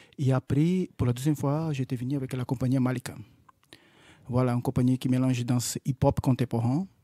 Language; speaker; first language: French; non-native, fluent; Portuguese